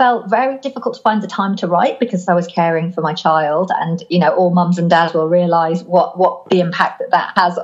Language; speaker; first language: English; native; English